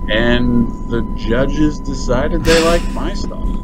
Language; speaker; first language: English; native; English